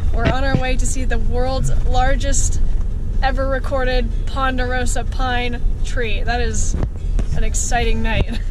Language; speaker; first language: English; native; English